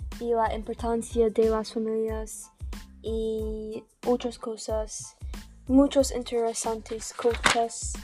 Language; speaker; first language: Spanish; non-native, learner; English